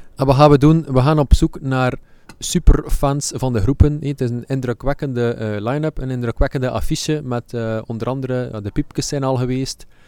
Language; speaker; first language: Dutch; native; Dutch